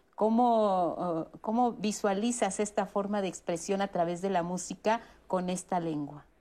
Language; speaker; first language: Spanish; native; Spanish